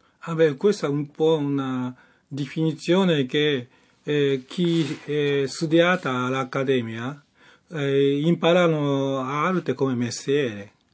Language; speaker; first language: Italian; non-native, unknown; Japanese